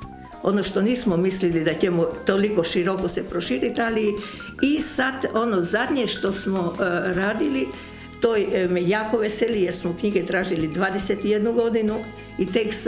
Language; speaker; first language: Croatian; native; Croatian